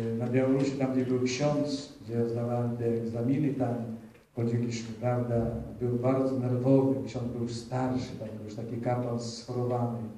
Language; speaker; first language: Polish; early bilingual, heritage; Polish